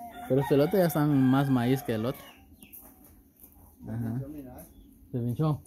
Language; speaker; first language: Spanish; native; Spanish